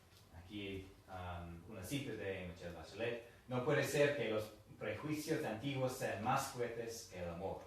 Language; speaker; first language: Spanish; non-native, fluent; English